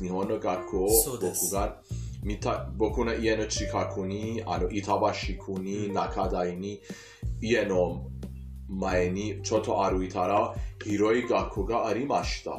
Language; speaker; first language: Japanese; non-native, fluent; Persian